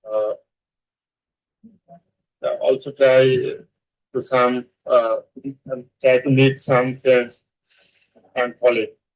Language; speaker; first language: English; non-native, learner; Bangla